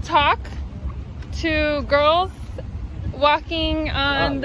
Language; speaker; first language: English; native; English